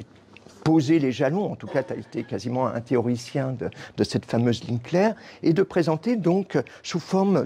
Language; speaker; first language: French; native; French